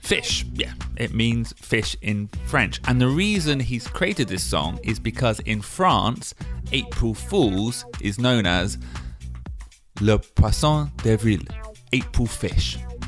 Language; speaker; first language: English; native; English